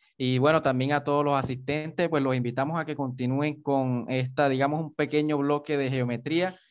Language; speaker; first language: Spanish; native; Spanish